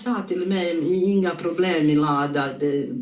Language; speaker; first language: Swedish; non-native, learner; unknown